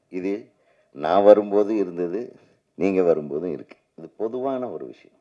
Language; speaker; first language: Tamil; native; Tamil